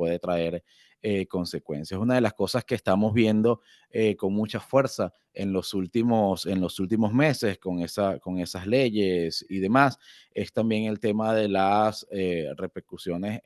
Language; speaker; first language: Spanish; native; Spanish